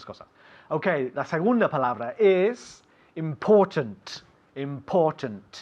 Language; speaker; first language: Spanish; non-native, fluent; English